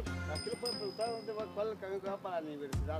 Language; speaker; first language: Spanish; native; Spanish